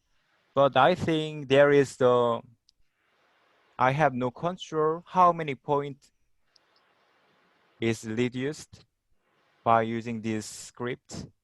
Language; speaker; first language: English; non-native, learner; Korean